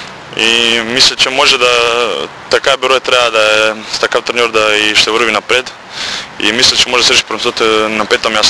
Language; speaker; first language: Bulgarian; non-native, learner; Croatian